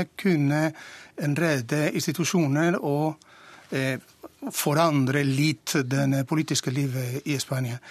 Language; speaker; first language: Norwegian; non-native, fluent; Spanish